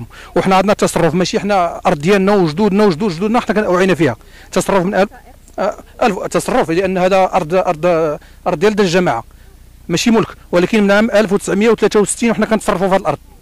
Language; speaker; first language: Arabic; native; Arabic